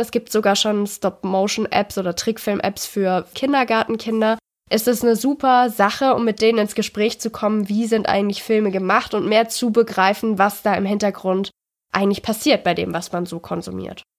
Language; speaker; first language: German; native; German